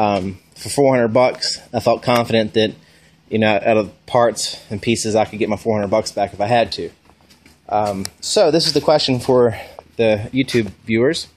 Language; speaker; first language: English; native; English